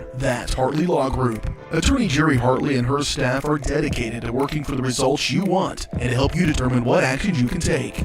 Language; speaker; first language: English; native; English